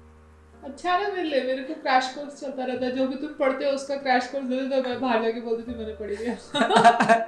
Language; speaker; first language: Hindi; native; Hindi